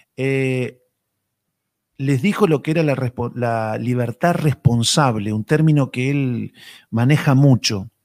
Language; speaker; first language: Spanish; native; Spanish